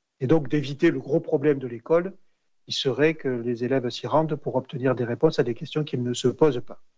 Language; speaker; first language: French; native; French